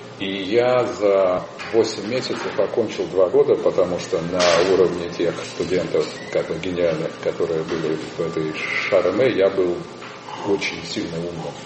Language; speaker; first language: Russian; native; Russian